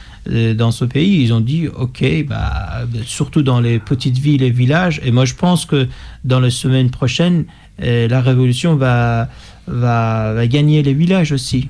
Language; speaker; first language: French; non-native, fluent; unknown